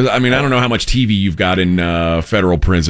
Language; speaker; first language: English; native; English